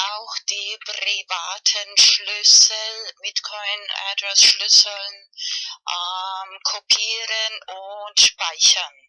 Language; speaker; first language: German; non-native, learner; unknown